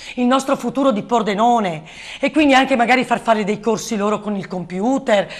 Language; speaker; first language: Italian; native; Italian